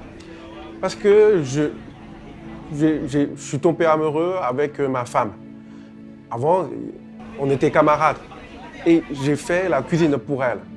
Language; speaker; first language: French; non-native, fluent; Chinese